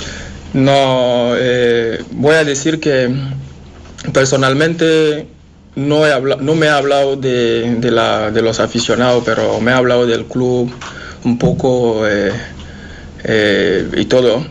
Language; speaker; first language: Spanish; non-native, fluent; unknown